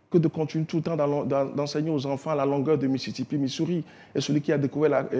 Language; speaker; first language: French; non-native, local second language; Ewe